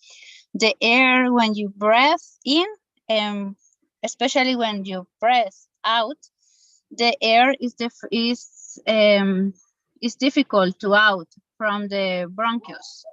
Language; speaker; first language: English; non-native, learner; Spanish